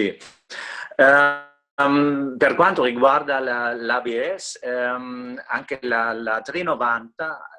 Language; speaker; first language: Italian; non-native, fluent; German